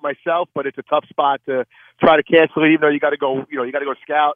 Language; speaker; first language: English; native; English